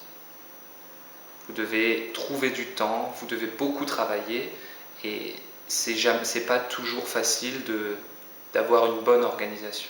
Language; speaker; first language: French; native; French